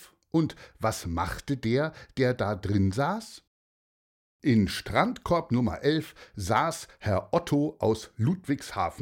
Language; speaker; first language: German; native; German